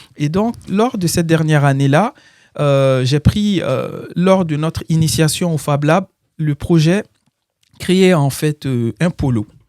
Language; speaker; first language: French; non-native, local second language; Bambara